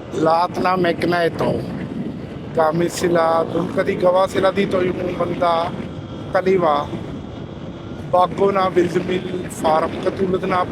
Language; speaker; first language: Filipino; non-native, learner; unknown